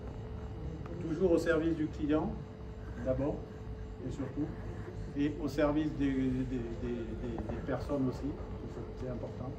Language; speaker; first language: French; native; French